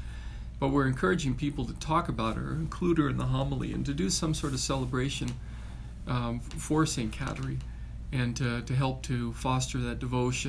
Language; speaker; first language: English; native; English